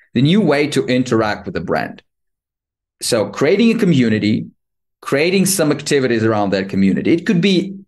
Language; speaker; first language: English; non-native, fluent; Ukrainian